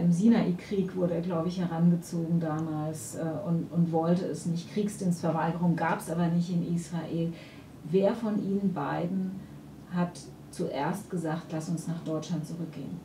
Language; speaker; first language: German; native; German